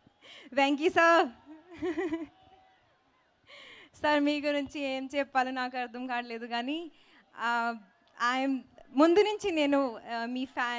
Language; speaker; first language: Telugu; non-native, learner; Hindi